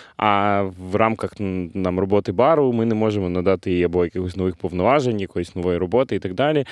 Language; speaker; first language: Ukrainian; non-native, local second language; Russian